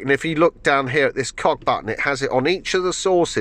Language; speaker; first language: English; native; English